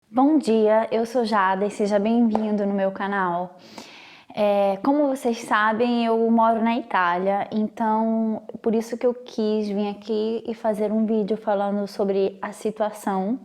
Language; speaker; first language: Portuguese; non-native, fluent; Italian